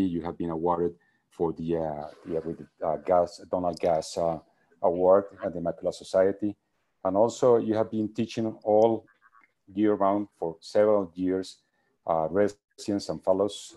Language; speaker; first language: English; non-native, fluent; Spanish